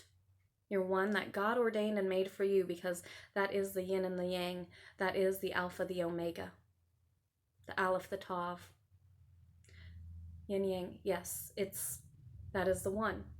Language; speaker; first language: English; native; English